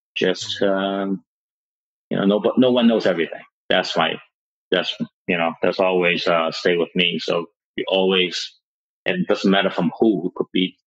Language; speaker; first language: English; non-native, local second language; Cantonese